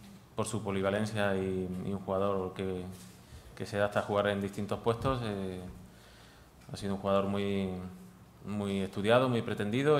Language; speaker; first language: Spanish; native; Spanish